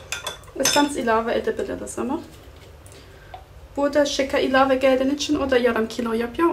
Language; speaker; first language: Turkish; non-native, fluent; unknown